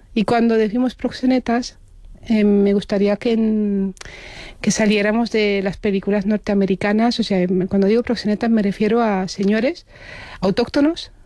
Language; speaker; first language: Spanish; non-native, fluent; Romanian